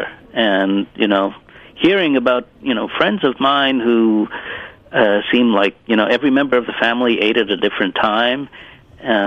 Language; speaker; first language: English; early bilingual, other home language; Italian